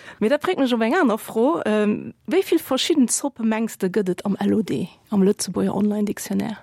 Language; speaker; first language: Luxembourgish; early bilingual, other home language; Portuguese